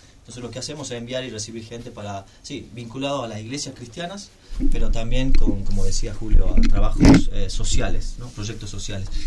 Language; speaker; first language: Spanish; native; Spanish